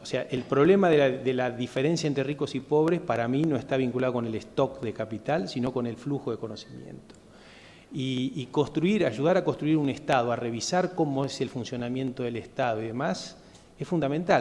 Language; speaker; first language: Spanish; native; Spanish